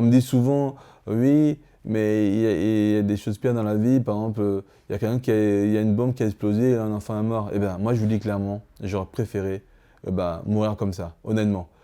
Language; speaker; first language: French; early bilingual, other home language; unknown